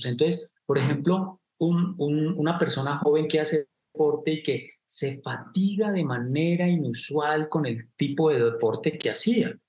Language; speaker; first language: Spanish; native; Spanish